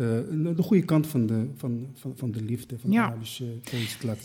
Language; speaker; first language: Dutch; non-native, fluent; Arabic